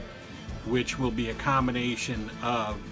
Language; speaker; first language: English; native; English